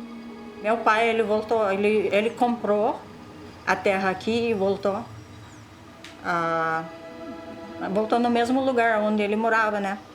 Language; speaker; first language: Portuguese; non-native, local second language; Russian